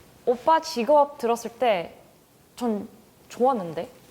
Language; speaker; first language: Korean; early bilingual, heritage; Korean